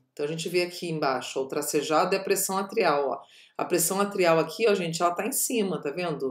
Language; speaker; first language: Portuguese; native; Portuguese